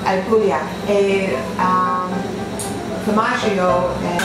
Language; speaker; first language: Italian; non-native, learner; English